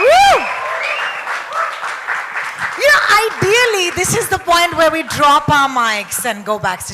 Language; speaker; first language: English; non-native, local second language; Hindi